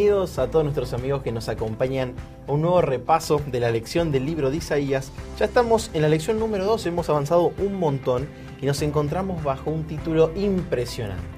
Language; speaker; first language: Spanish; native; Spanish